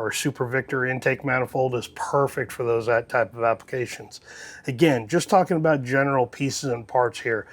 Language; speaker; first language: English; native; English